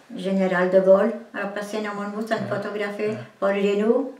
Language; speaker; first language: Dutch; early bilingual, heritage; French